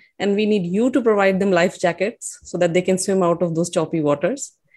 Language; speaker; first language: English; non-native, local second language; Hindi